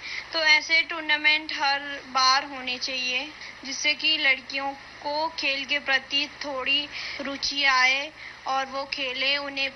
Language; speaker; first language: Hindi; native; Hindi